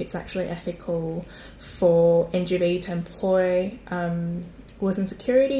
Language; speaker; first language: English; non-native, local second language; Cantonese